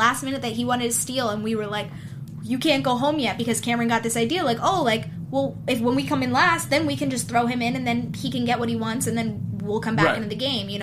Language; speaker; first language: English; native; English